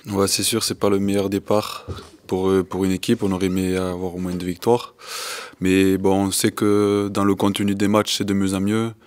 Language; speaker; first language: French; native; French